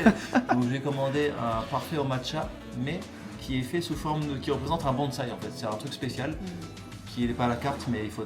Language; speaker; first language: French; native; French